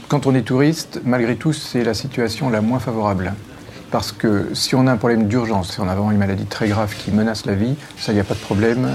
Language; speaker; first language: French; native; French